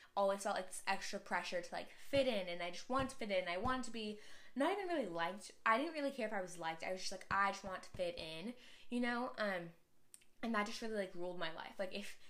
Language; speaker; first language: English; native; English